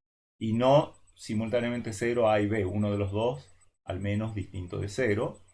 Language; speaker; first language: Spanish; native; Spanish